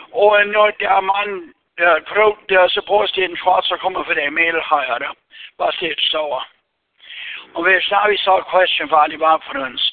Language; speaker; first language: German; early bilingual, heritage; Pennsylvania German